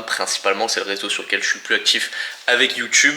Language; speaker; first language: French; native; French